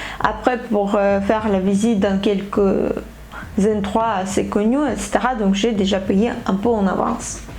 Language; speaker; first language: French; non-native, fluent; Ukrainian